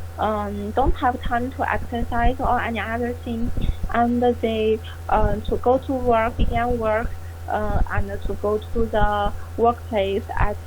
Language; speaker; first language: English; non-native, learner; Chinese